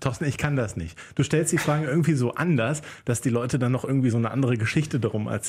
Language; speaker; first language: German; native; German